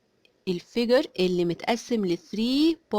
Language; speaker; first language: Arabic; native; Arabic